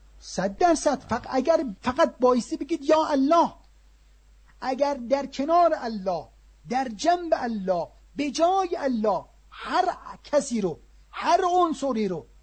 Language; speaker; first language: Persian; native; Persian